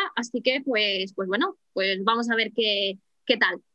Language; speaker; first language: Spanish; native; Spanish